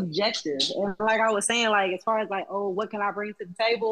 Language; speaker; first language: English; native; English